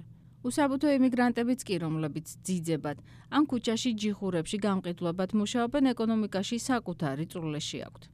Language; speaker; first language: Georgian; native; Georgian